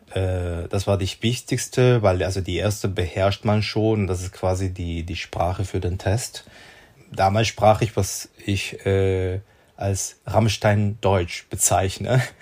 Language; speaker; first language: German; non-native, fluent; Spanish